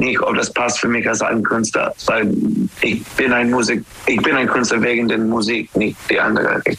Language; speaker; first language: German; non-native, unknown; English